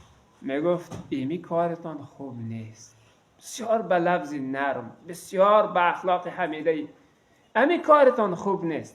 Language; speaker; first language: Persian; native; Persian